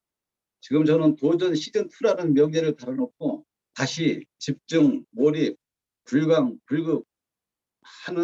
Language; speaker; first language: Korean; native; Korean